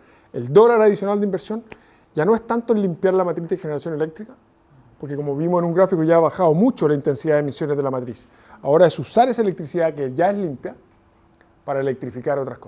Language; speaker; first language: Spanish; native; Spanish